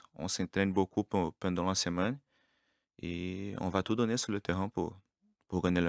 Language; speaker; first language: French; non-native, learner; Portuguese